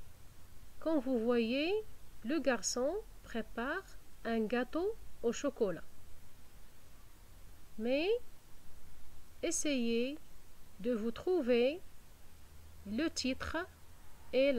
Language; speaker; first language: French; non-native, fluent; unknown